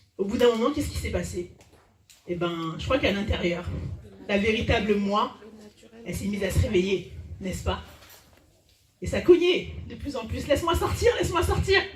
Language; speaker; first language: French; early bilingual, other home language; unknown